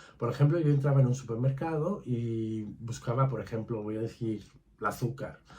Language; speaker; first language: Spanish; non-native, fluent; Italian